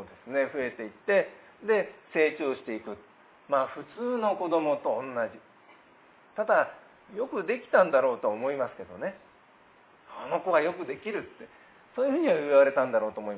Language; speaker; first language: Japanese; native; Japanese